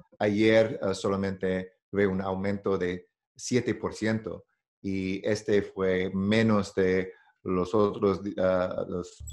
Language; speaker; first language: Spanish; non-native, learner; English